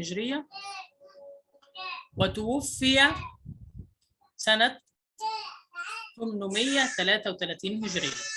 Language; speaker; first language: Arabic; native; Arabic